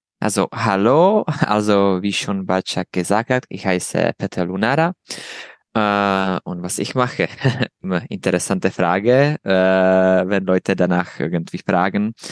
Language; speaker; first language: German; non-native, fluent; Czech